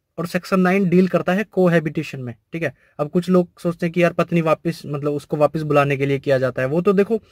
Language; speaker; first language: Hindi; native; Hindi